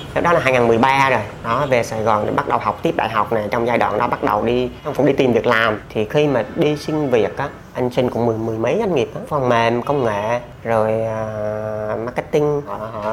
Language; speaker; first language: Vietnamese; native; Vietnamese